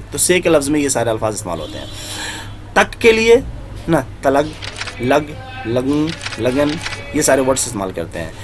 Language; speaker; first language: Urdu; native; Urdu